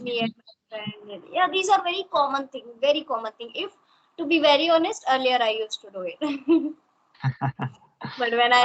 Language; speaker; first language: English; non-native, local second language; Hindi